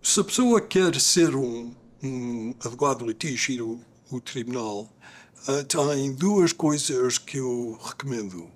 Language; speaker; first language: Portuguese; early bilingual, other home language; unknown